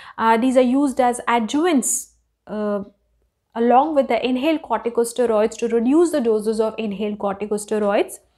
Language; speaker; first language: English; non-native, local second language; Hindi